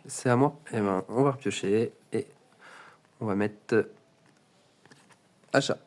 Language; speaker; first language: French; native; French